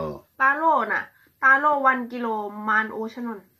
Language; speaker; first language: Korean; non-native, learner; Thai